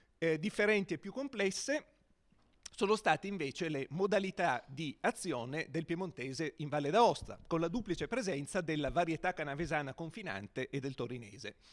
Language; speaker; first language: Italian; native; Italian